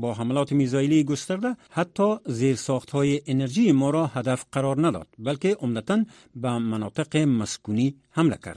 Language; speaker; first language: Persian; native; Persian